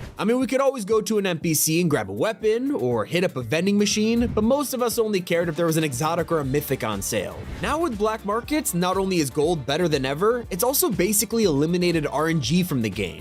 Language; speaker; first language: English; native; English